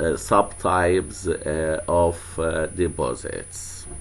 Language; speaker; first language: English; non-native, fluent; Arabic